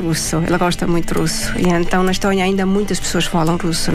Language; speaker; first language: Portuguese; non-native, fluent; Estonian